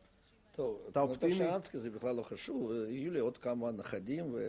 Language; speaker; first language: Hebrew; non-native, fluent; Russian